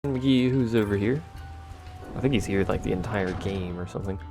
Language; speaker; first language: English; native; English